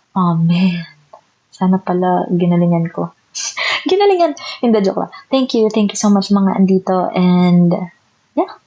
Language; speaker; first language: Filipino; non-native, local second language; Bikol